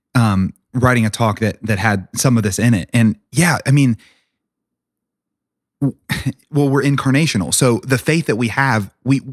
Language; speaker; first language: English; native; English